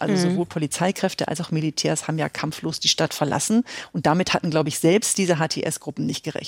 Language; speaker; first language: German; native; German